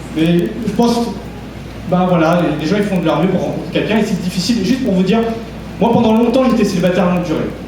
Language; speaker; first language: French; early bilingual, other home language; Vietnamese